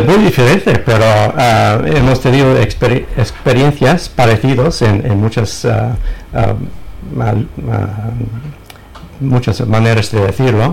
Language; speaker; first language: Spanish; non-native, fluent; English